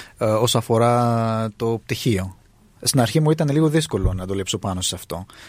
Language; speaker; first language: Greek; non-native, fluent; Arabic